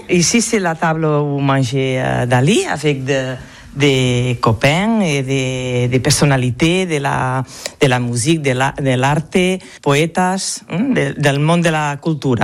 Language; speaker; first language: French; non-native, learner; Catalan